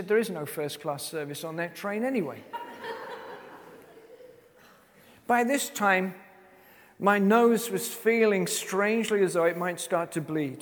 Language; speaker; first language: English; native; English